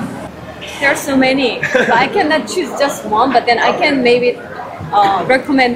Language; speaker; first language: English; non-native, fluent; Korean